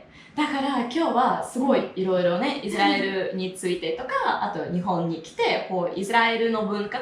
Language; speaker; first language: Japanese; non-native, fluent; Russian